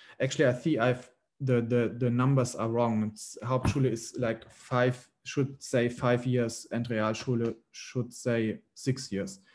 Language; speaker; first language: English; non-native, fluent; German